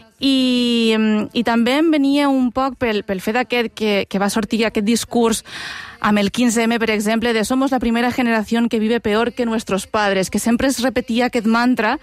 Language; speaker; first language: Catalan; native; Catalan